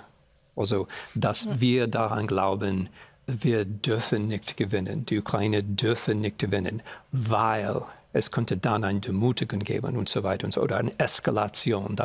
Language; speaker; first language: German; non-native, fluent; English